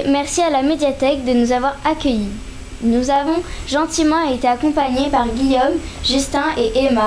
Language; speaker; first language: French; native; French